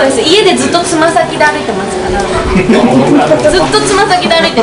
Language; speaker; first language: Japanese; native; Japanese